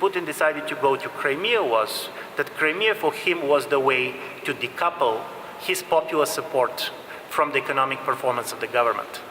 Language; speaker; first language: English; non-native, fluent; Bulgarian